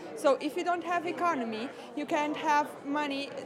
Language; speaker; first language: English; non-native, fluent; Portuguese